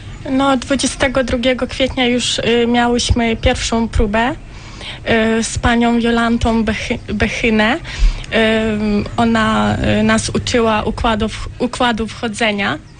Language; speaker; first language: Polish; non-native, fluent; Ukrainian